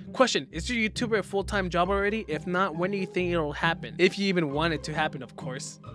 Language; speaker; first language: English; native; English